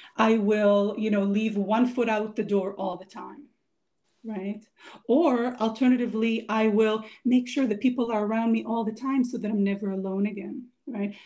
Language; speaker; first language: English; non-native, fluent; Hebrew